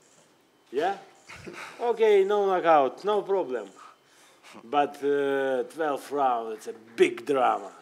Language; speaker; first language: English; non-native, learner; Russian